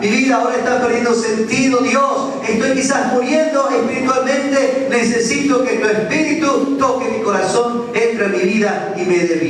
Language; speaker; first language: Spanish; native; Spanish